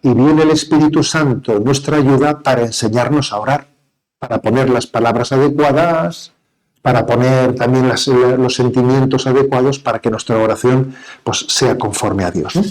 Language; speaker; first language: Spanish; native; Spanish